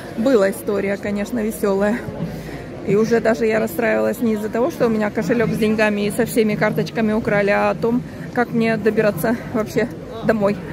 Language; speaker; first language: Russian; native; Russian